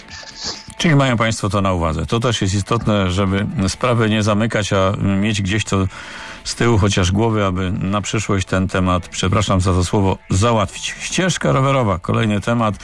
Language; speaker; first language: Polish; native; Polish